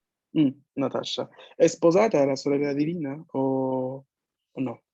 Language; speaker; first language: Italian; non-native, fluent; Spanish